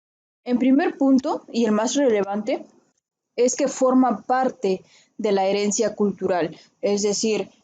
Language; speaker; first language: Spanish; native; Spanish